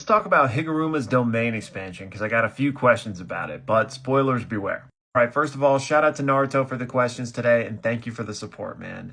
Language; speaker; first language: English; native; English